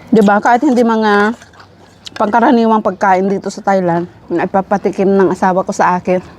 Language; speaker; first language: Filipino; non-native, local second language; Iloko